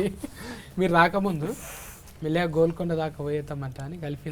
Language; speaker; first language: Telugu; native; Telugu